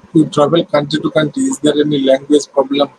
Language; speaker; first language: English; non-native, learner; Bangla